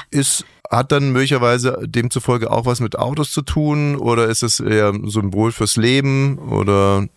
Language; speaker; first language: German; native; German